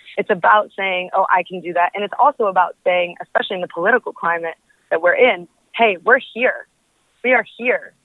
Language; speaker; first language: English; early bilingual, other home language; Spanish